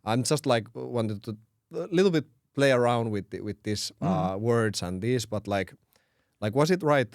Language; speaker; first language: English; non-native, fluent; Finnish